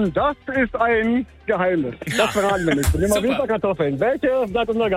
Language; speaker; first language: German; native; German